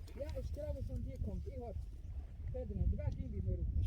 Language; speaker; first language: German; non-native, learner; Arabic